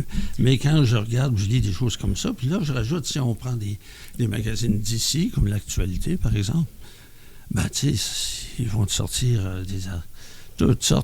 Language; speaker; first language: French; native; French